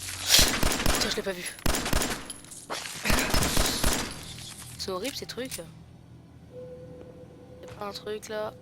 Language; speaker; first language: French; native; French